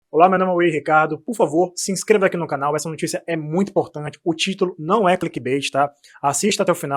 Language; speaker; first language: Portuguese; native; Portuguese